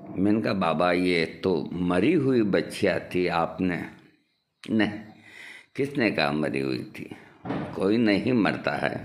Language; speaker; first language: Hindi; native; Hindi